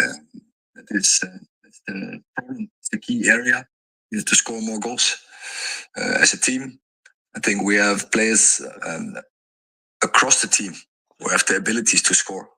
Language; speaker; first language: English; non-native, fluent; Dutch